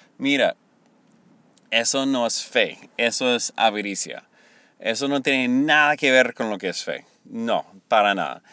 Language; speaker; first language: Spanish; early bilingual, heritage; Spanish